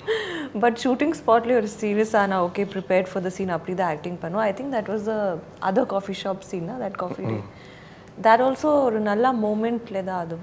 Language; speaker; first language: Tamil; non-native, learner; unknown